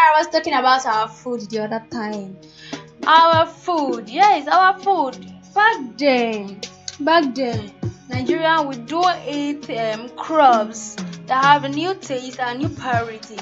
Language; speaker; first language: English; non-native, local second language; Yoruba